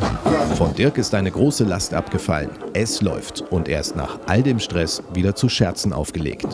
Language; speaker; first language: German; native; German